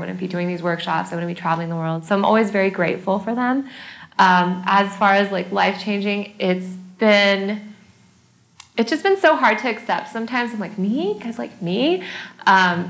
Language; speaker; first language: English; native; English